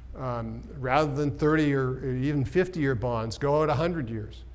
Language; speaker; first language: English; native; English